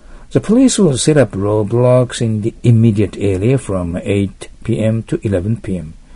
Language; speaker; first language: English; non-native, fluent; Japanese